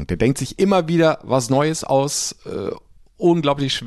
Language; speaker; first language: German; native; German